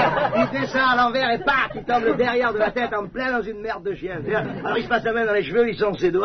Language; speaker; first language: French; native; French